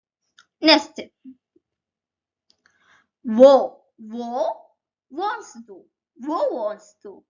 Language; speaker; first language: German; non-native, learner; Malayalam